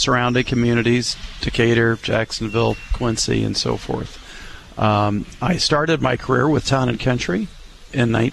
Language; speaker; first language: English; native; English